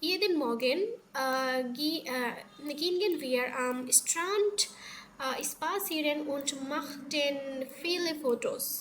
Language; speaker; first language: German; non-native, learner; Bangla